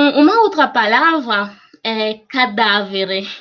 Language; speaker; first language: Portuguese; non-native, fluent; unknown